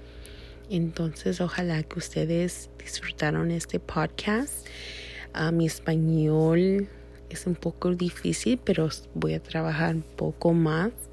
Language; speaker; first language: Spanish; early bilingual, heritage; Spanish